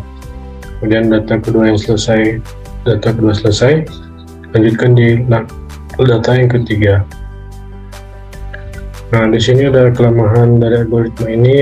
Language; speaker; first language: Indonesian; native; Indonesian